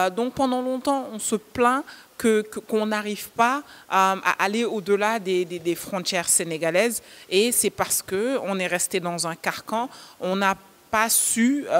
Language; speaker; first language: French; non-native, local second language; Wolof